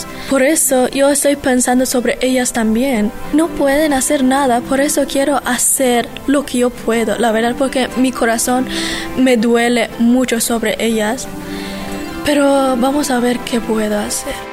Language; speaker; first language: Spanish; non-native, learner; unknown